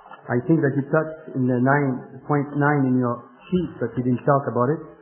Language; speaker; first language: English; non-native, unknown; French